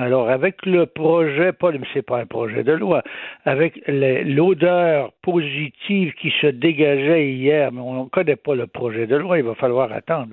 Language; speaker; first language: French; native; French